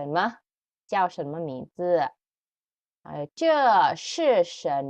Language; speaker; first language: Chinese; non-native, fluent; Indonesian